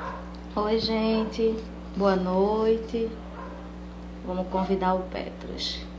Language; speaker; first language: Portuguese; native; Portuguese